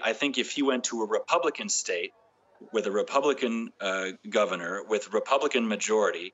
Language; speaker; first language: English; native; English